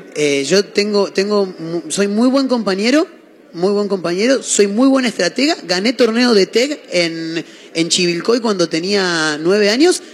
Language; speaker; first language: Spanish; native; Spanish